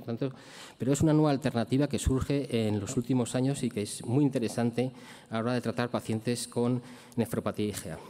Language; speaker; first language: Spanish; native; Spanish